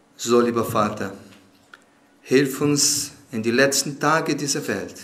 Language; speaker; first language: German; non-native, fluent; Portuguese